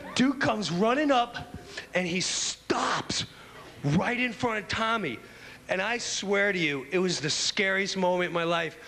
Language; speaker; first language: English; native; English